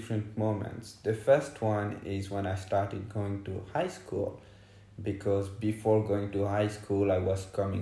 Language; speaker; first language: English; non-native, fluent; French